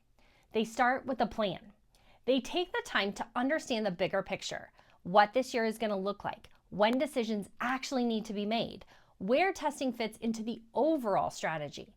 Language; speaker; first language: English; native; English